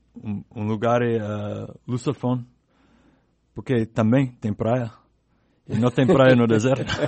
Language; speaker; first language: Portuguese; non-native, learner; English